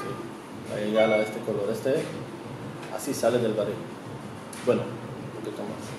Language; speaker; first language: Spanish; early bilingual, heritage; Spanish